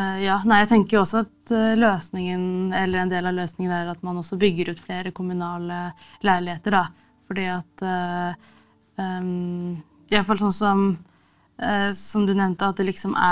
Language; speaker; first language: Norwegian; native; Norwegian